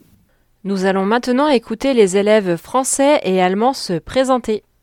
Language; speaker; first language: French; native; French